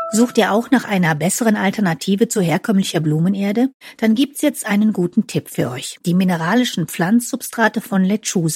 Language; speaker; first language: German; native; German